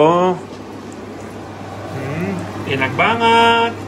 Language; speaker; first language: Indonesian; non-native, learner; Spanish